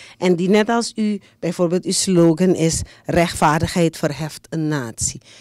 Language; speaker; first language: Dutch; native; Dutch